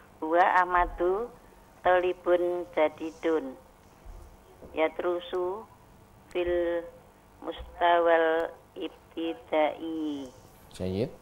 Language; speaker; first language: Arabic; non-native, learner; Indonesian